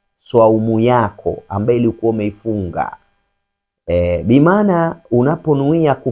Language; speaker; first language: Swahili; native; Swahili